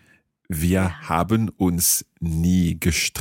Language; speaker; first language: German; non-native, learner; English